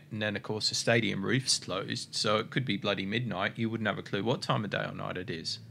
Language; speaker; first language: English; native; English